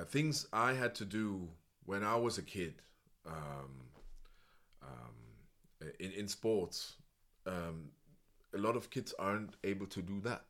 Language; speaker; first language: English; non-native, fluent; German